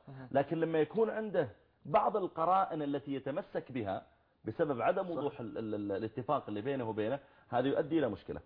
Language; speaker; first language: Arabic; native; Arabic